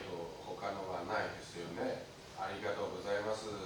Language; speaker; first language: Japanese; non-native, learner; Chinese